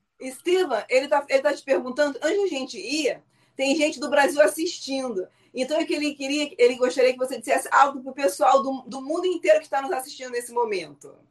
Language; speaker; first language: Portuguese; native; Portuguese